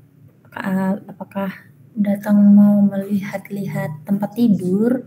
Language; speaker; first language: Indonesian; native; Indonesian